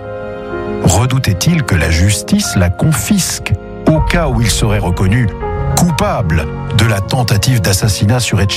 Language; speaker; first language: French; native; French